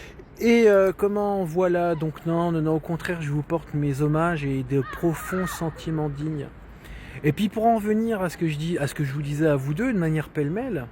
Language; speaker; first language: French; native; French